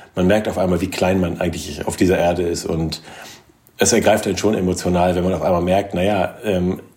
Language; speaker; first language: German; native; German